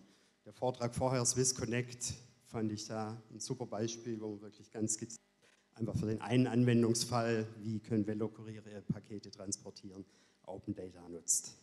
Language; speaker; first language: German; native; German